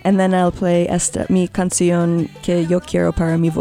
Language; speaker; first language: Spanish; non-native, learner; English